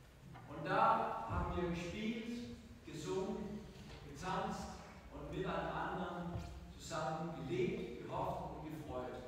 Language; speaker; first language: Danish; non-native, learner; German